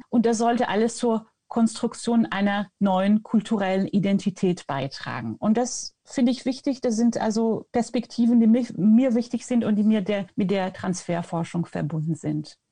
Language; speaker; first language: German; non-native, fluent; French